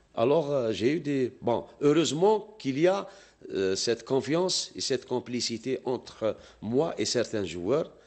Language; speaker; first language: French; non-native, local second language; Arabic